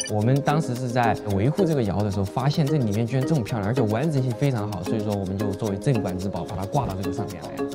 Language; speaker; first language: Chinese; native; Chinese